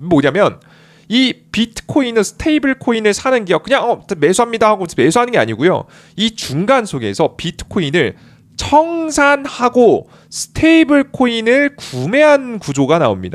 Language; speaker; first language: Korean; native; Korean